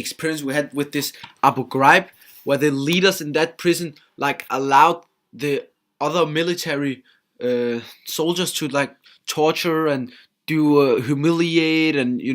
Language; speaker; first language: English; non-native, fluent; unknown